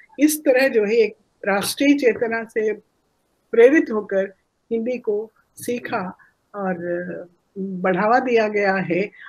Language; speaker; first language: Hindi; non-native, local second language; Telugu